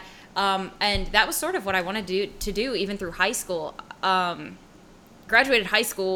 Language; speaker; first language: English; native; English